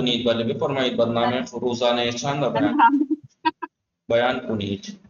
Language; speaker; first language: Persian; non-native, fluent; Urdu